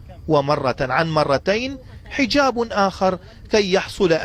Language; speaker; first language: Arabic; native; Arabic